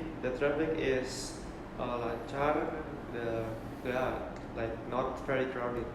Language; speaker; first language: English; non-native, learner; Indonesian